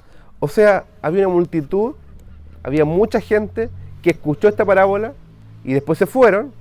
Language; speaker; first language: Spanish; native; Spanish